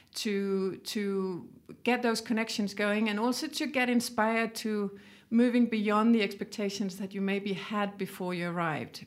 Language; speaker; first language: English; non-native, fluent; Danish